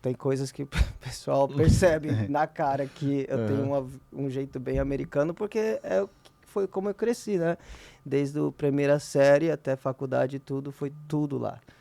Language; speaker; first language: Portuguese; early bilingual, heritage; Portuguese